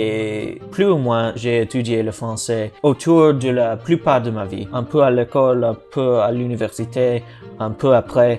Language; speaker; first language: French; non-native, learner; English